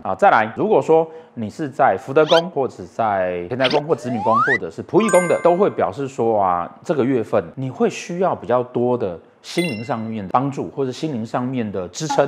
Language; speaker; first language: Chinese; native; Chinese